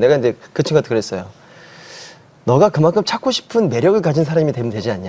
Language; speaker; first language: Korean; native; Korean